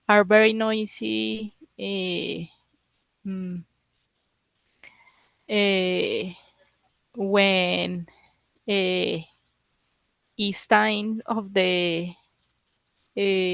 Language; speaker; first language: English; non-native, learner; Spanish